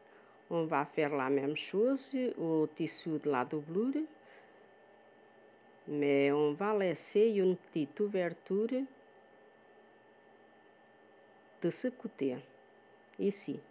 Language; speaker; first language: French; non-native, fluent; Portuguese